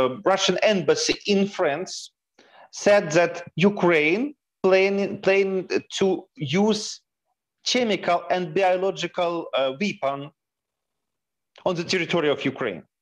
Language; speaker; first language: English; non-native, fluent; Ukrainian